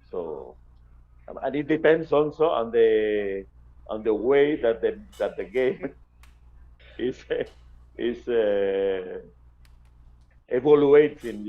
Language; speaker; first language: English; non-native, fluent; Spanish